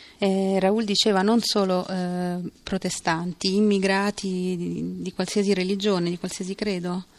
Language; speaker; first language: Italian; native; Italian